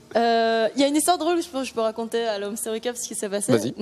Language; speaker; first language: French; early bilingual, other home language; Korean